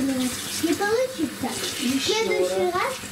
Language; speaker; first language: Russian; early bilingual, heritage; Russian